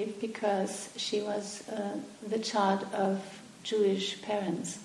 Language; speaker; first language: English; non-native, fluent; German